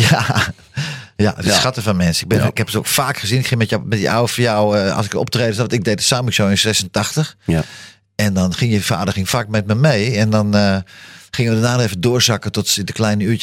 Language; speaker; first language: Dutch; native; Dutch